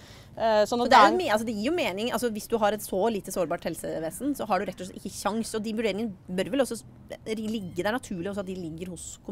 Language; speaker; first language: Norwegian; native; Norwegian